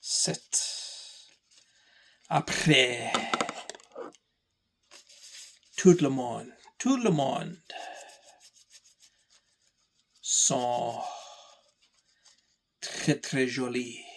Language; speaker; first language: French; non-native, learner; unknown